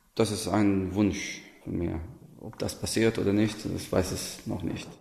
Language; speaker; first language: German; non-native, learner; Arabic